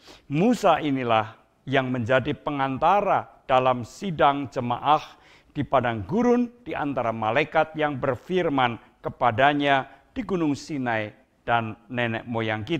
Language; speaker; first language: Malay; non-native, local second language; Indonesian